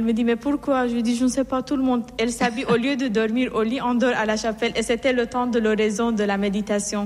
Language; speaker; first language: French; non-native, fluent; Assyrian Neo-Aramaic